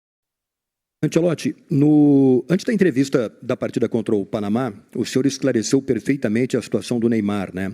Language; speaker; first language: Portuguese; native; Portuguese